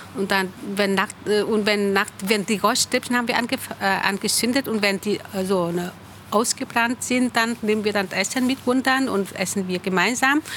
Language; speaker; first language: German; non-native, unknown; Vietnamese